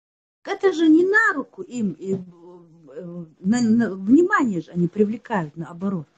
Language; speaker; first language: Russian; non-native, local second language; Chechen